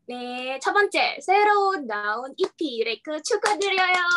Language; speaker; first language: Korean; non-native, learner; Indonesian